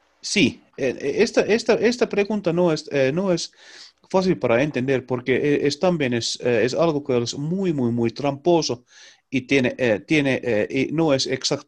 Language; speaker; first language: Spanish; non-native, learner; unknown